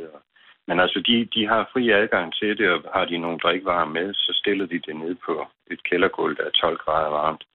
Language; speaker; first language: Danish; native; Danish